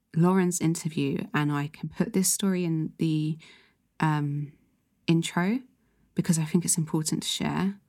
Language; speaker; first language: English; native; English